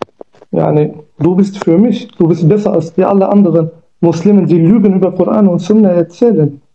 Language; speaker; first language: German; non-native, learner; Kurdish